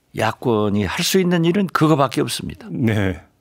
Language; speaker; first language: Korean; native; Korean